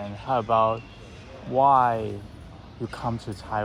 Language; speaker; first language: English; non-native, learner; Chinese